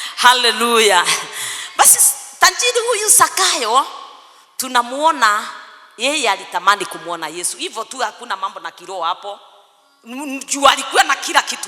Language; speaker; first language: Swahili; non-native, local second language; Kikuyu